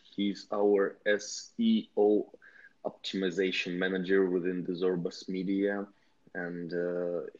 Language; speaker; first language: English; non-native, fluent; Russian